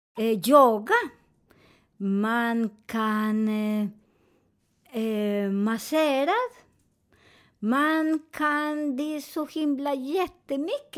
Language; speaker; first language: Swedish; non-native, learner; Spanish